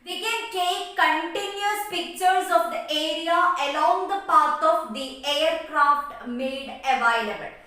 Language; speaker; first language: English; non-native, local second language; Malayalam